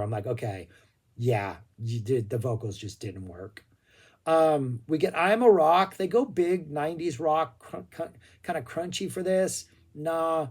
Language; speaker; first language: English; native; English